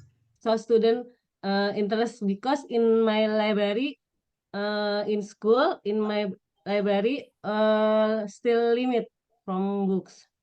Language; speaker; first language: English; non-native, learner; Indonesian